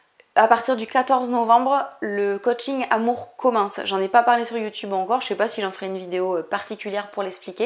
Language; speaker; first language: French; native; French